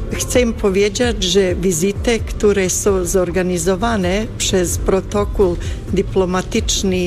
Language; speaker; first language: Polish; non-native, fluent; Bosnian